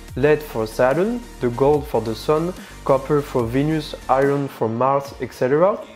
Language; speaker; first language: English; non-native, fluent; French